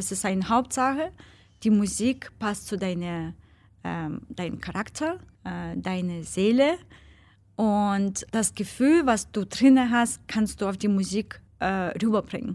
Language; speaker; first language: German; non-native, fluent; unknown